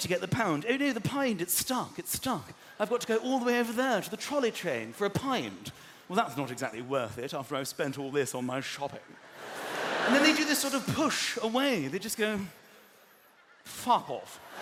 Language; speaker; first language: English; native; English